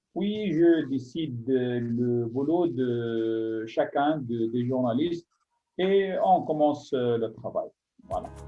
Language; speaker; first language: French; non-native, local second language; Arabic